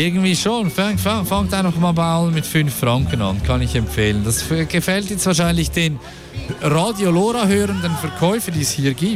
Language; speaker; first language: German; native; German